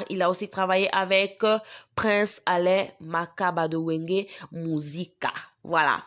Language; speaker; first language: French; non-native, local second language; Lingala